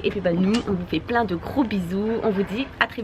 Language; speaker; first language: French; native; French